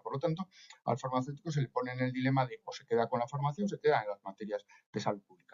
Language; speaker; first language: Spanish; native; Spanish